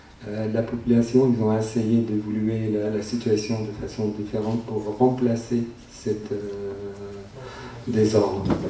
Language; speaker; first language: French; non-native, fluent; Arabic